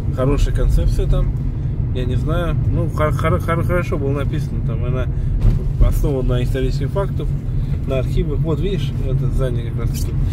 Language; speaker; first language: Russian; non-native, local second language; Tatar